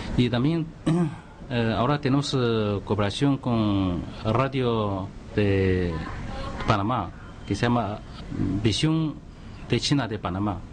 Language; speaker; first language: Spanish; non-native, fluent; Chinese